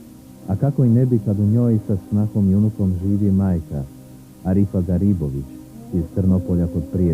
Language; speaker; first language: Bosnian; native; Bosnian